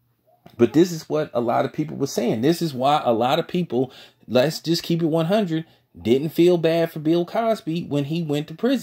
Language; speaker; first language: English; native; English